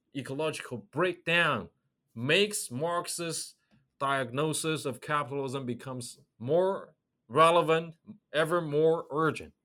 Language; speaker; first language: English; non-native, fluent; Chinese